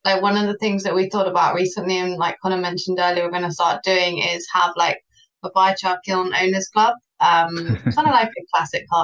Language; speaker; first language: English; native; English